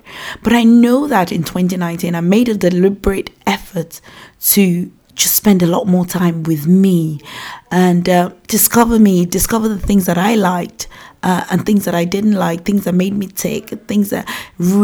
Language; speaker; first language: English; non-native, local second language; Yoruba